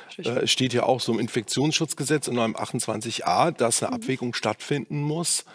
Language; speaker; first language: German; native; German